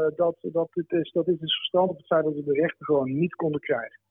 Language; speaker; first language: Dutch; early bilingual, other home language; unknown